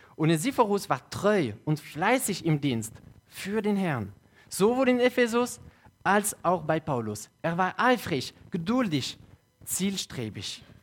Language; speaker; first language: German; non-native, local second language; French